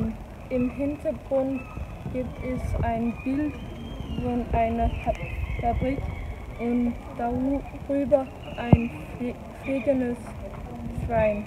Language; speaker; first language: German; non-native, learner; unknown